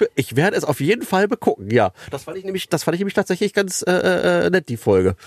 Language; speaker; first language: German; native; German